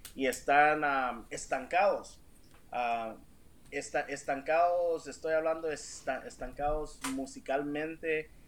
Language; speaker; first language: Spanish; early bilingual, heritage; Spanish